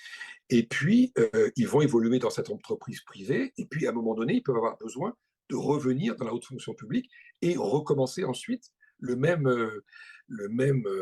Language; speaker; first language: French; native; French